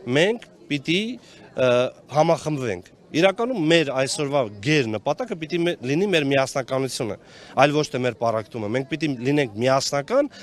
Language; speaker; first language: Armenian; non-native, local second language; Kurdish